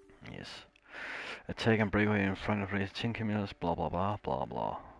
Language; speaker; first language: English; non-native, fluent; Danish